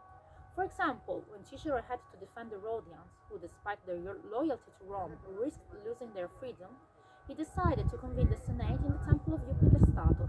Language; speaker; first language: English; non-native, fluent; Italian